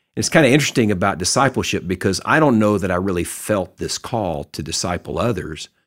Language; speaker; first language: English; native; English